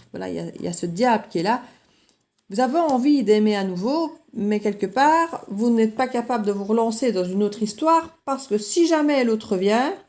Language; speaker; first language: French; native; French